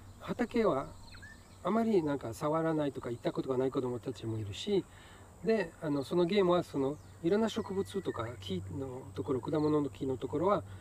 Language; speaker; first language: Japanese; non-native, learner; French